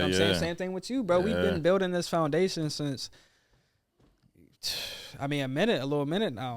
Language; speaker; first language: English; native; English